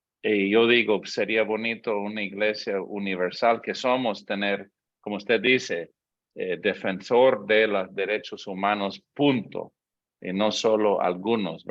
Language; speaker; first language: Spanish; non-native, fluent; English